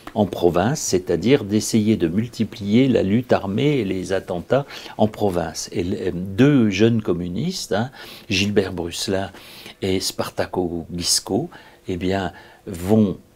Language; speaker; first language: French; native; French